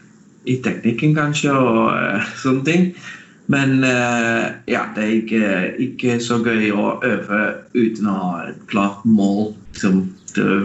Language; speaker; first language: Norwegian; non-native, fluent; Dutch